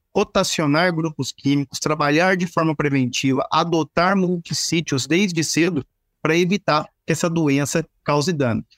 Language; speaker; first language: Portuguese; native; Portuguese